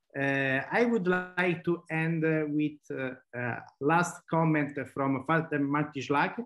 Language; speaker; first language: English; non-native, fluent; Italian